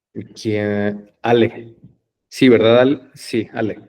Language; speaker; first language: Spanish; native; Spanish